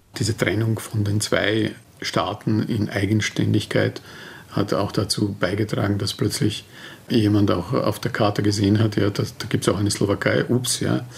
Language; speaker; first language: German; non-native, fluent; Slovak